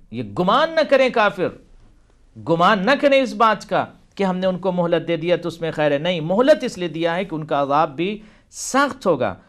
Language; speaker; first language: Urdu; native; Urdu